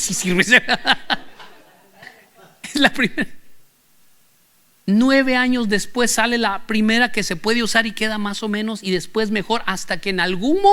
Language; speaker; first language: Spanish; native; Spanish